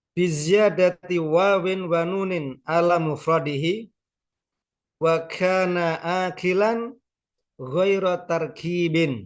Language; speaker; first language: Arabic; non-native, learner; Indonesian